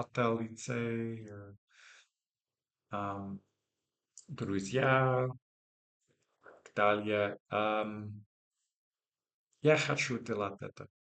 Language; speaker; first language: Russian; non-native, learner; English